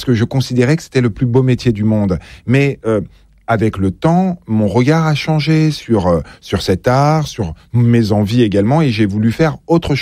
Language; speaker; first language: French; native; French